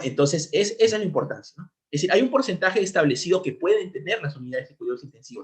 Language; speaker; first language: Spanish; native; Spanish